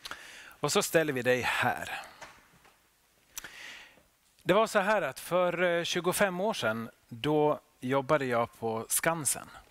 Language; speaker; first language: Swedish; non-native, local second language; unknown